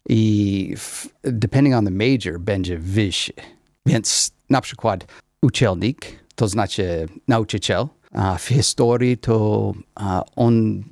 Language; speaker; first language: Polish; non-native, learner; English